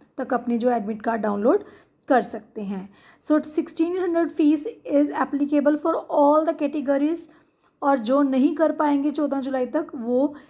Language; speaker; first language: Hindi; non-native, local second language; Punjabi